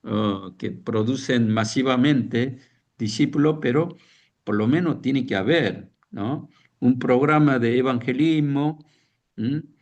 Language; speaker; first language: Spanish; non-native, fluent; Korean